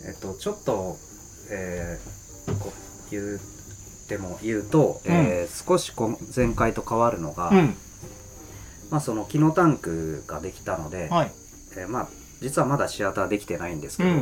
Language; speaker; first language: Japanese; native; Japanese